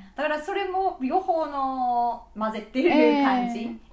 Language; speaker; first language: Japanese; non-native, learner; English